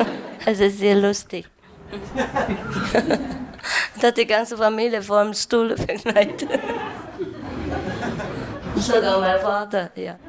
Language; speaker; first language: German; non-native, learner; Vietnamese